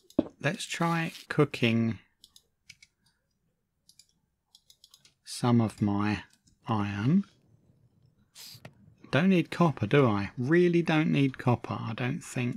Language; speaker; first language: English; native; English